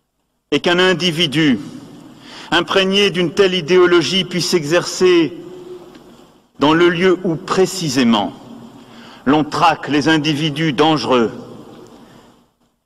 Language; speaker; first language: French; native; French